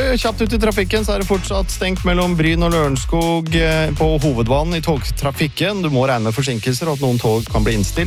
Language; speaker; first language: Norwegian; native; Norwegian